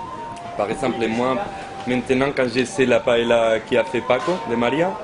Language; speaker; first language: French; non-native, fluent; Spanish